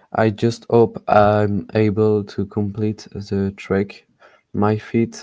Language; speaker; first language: English; non-native, learner; French